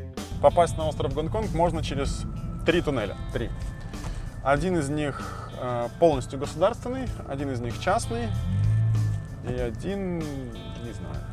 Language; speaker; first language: Russian; native; Russian